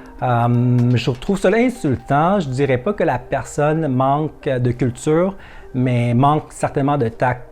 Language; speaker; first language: French; early bilingual, other home language; Vietnamese